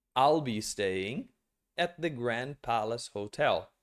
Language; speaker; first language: English; non-native, fluent; Portuguese